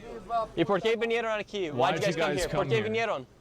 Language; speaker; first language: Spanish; non-native, learner; English